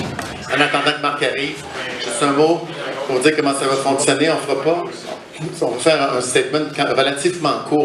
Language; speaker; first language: French; native; French